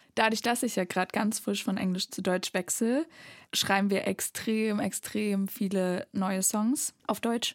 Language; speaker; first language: German; native; German